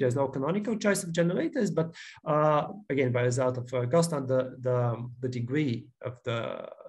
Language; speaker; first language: English; non-native, fluent; Bulgarian